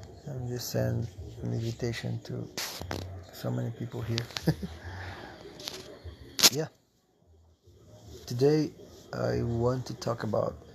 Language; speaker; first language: English; non-native, fluent; Portuguese